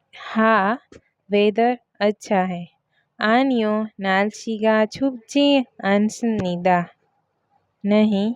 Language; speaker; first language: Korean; non-native, fluent; Hindi